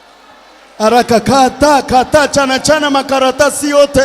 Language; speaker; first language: Swahili; native; Swahili